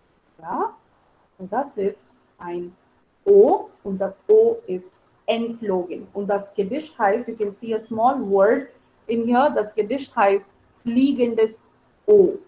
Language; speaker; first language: German; non-native, fluent; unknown